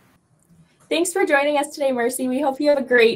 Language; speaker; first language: English; native; English